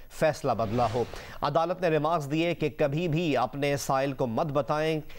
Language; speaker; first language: Urdu; native; Urdu